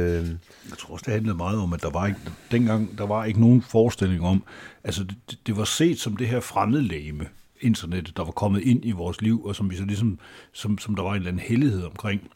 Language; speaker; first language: Danish; native; Danish